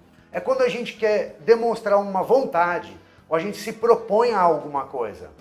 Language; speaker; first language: Portuguese; non-native, fluent; English